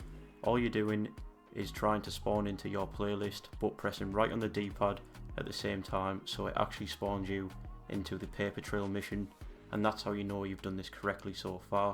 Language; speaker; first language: English; native; English